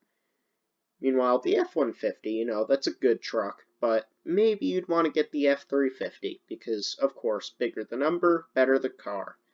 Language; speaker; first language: English; native; English